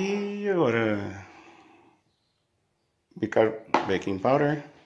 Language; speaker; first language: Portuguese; early bilingual, heritage; Portuguese